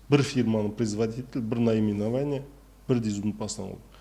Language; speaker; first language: Russian; non-native, local second language; Kazakh